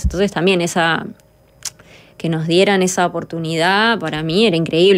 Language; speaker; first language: Spanish; native; Spanish